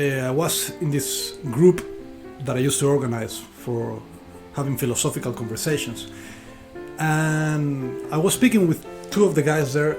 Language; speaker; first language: English; non-native, fluent; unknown